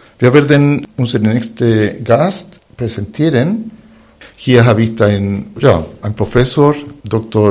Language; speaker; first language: German; non-native, fluent; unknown